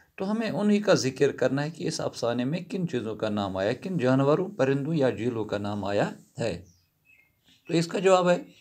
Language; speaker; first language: Urdu; non-native, local second language; Kashmiri